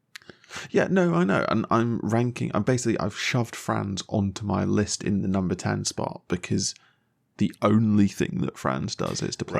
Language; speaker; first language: English; native; English